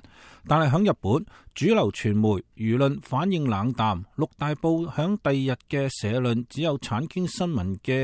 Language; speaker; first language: Chinese; native; Chinese